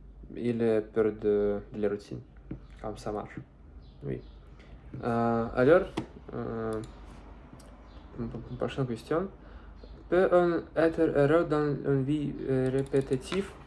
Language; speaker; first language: French; non-native, learner; Russian